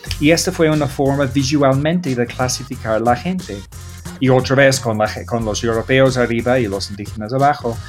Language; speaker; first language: Spanish; non-native, fluent; English